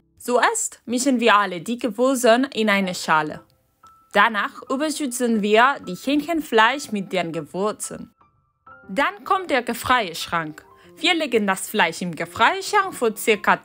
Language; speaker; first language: German; non-native, learner; Spanish